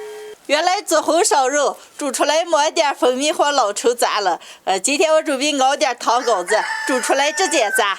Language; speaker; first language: Chinese; native; Chinese